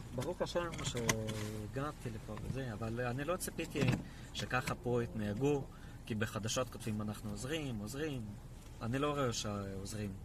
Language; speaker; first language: Hebrew; non-native, fluent; Russian